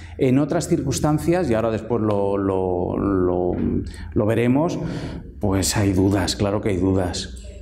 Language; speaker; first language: Spanish; native; Spanish